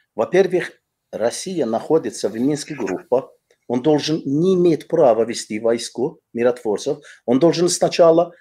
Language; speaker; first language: Russian; non-native, fluent; Azerbaijani